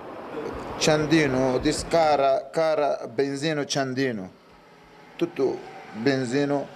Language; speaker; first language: Italian; non-native, learner; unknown